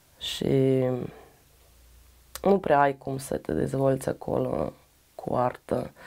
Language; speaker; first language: Romanian; non-native, learner; Russian